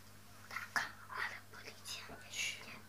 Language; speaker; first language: Polish; early bilingual, heritage; Dutch